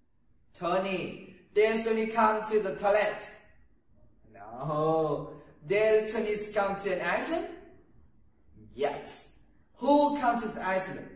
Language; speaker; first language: English; non-native, learner; Vietnamese